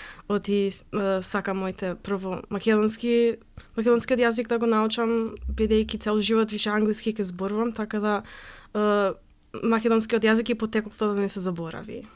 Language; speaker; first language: Macedonian; early bilingual, heritage; Macedonian